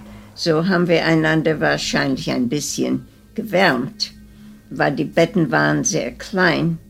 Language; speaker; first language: German; early bilingual, heritage; German